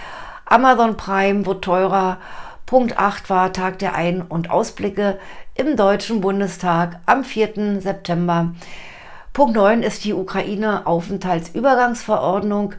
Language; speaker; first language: German; native; German